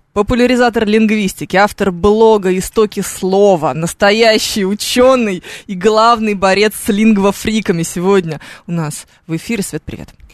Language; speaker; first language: Russian; native; Russian